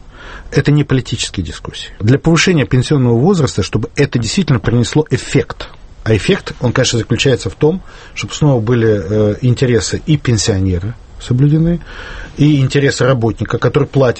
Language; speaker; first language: Russian; native; Russian